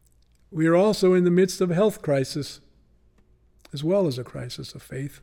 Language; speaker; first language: English; native; English